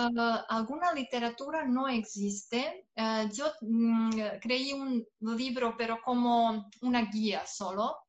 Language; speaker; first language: Spanish; non-native, fluent; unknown